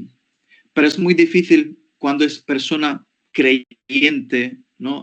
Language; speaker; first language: Spanish; non-native, fluent; Ukrainian